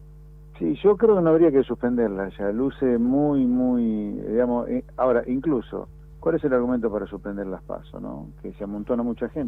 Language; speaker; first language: Spanish; native; Spanish